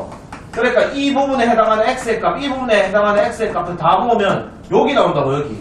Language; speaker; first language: Korean; native; Korean